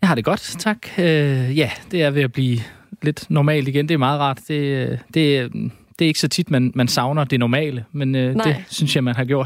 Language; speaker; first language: Danish; native; Danish